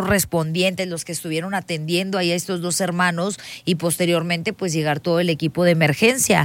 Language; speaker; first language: Spanish; native; Spanish